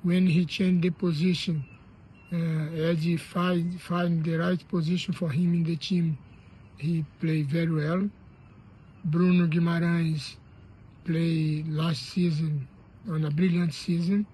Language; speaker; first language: English; non-native, learner; Portuguese